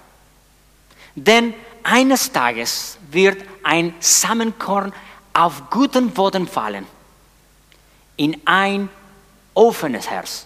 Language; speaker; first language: German; non-native, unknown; Spanish